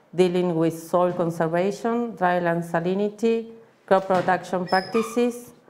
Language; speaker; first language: English; non-native, fluent; Spanish